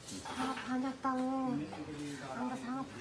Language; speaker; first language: Indonesian; non-native, learner; Korean